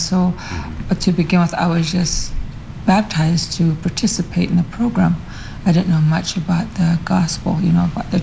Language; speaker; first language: English; early bilingual, other home language; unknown